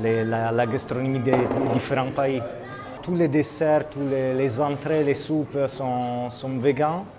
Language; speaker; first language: French; non-native, fluent; Italian